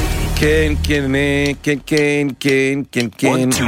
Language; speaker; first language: Hebrew; native; Hebrew